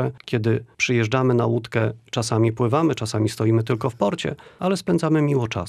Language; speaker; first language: Polish; native; Polish